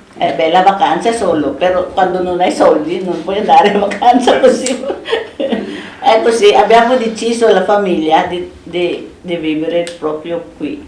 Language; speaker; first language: Italian; non-native, fluent; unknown